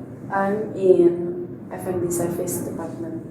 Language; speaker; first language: English; non-native, learner; Indonesian